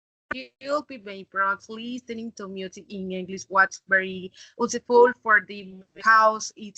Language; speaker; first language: English; non-native, learner; Spanish